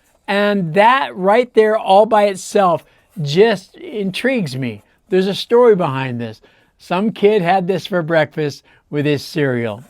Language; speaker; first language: English; native; English